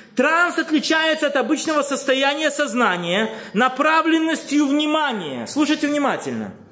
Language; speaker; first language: Russian; native; Russian